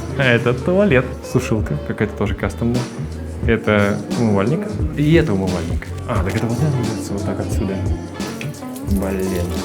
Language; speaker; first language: Russian; native; Russian